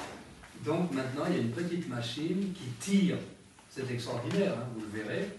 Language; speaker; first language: French; native; French